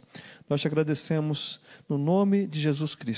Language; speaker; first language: Portuguese; native; Portuguese